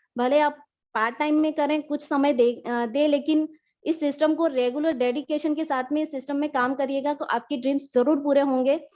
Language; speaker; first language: Hindi; native; Hindi